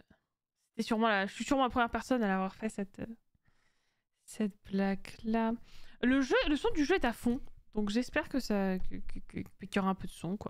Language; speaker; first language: French; native; French